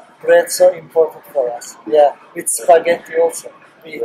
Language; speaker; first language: English; non-native, learner; Turkish